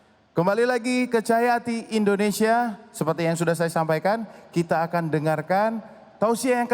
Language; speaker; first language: Indonesian; native; Indonesian